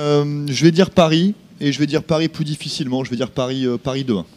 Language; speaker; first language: French; native; French